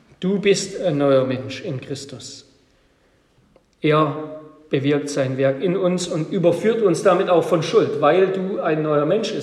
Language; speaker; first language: German; native; German